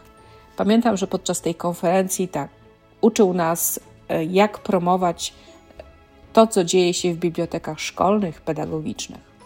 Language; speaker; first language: Polish; native; Polish